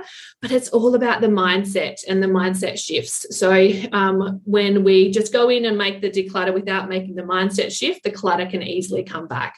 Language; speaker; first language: English; native; English